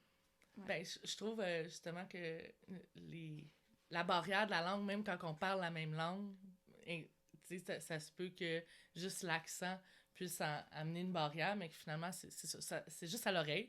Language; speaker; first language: French; native; French